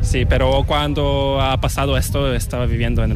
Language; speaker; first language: Spanish; non-native, fluent; Korean